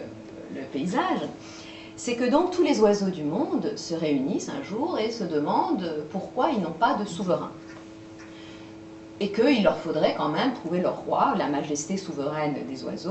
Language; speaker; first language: French; native; French